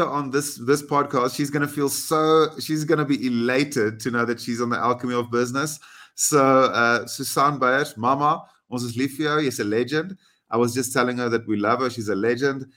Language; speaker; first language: English; non-native, local second language; Afrikaans